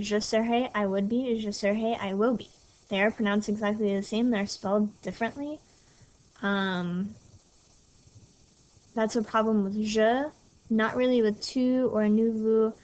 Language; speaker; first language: English; native; English